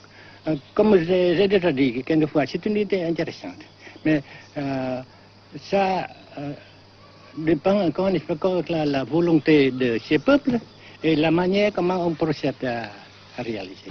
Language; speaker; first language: French; non-native, fluent; Vietnamese